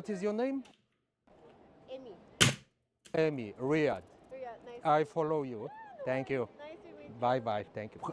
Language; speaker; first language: English; non-native, learner; French